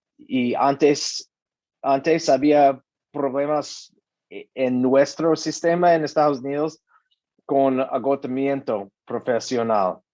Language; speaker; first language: Spanish; non-native, learner; English